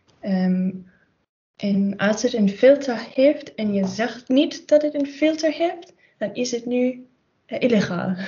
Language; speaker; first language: Dutch; non-native, learner; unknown